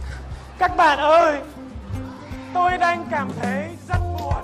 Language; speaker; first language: Vietnamese; non-native, fluent; English